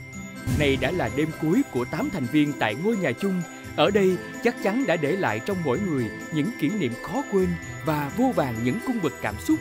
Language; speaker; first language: Vietnamese; native; Vietnamese